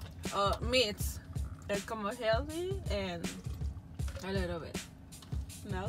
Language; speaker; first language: English; non-native, learner; Spanish